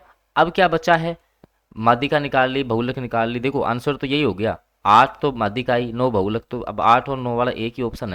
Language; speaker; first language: Hindi; native; Hindi